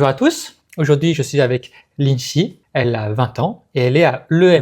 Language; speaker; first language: French; native; French